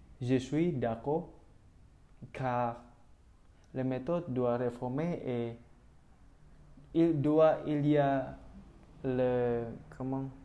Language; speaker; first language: French; non-native, learner; Indonesian